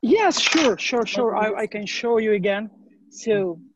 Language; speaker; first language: English; non-native, learner; Ukrainian